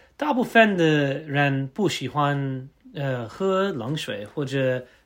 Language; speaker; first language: Chinese; non-native, learner; English